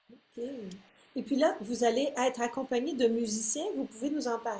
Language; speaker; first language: French; native; French